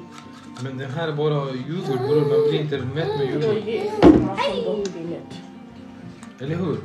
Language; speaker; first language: Swedish; non-native, fluent; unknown